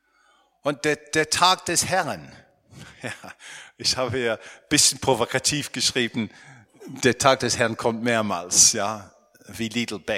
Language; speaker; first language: German; non-native, fluent; English